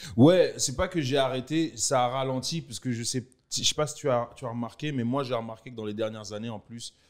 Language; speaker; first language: French; native; French